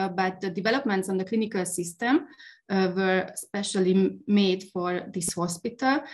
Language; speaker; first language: English; non-native, fluent; Hungarian